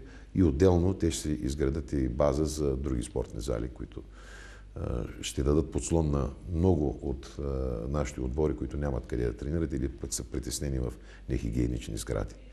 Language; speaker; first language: Bulgarian; native; Bulgarian